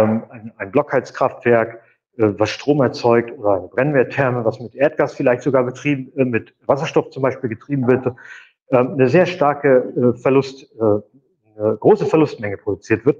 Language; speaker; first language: German; native; German